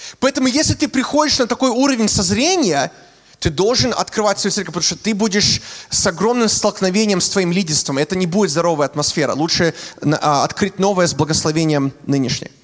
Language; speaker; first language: Russian; early bilingual, heritage; Russian